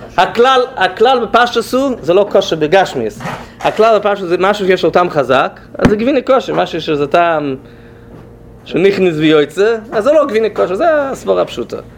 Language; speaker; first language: Hebrew; non-native, fluent; English